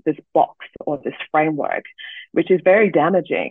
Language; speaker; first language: English; native; English